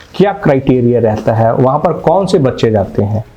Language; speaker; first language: Hindi; non-native, local second language; Punjabi